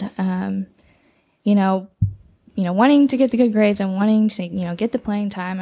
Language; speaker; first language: English; native; English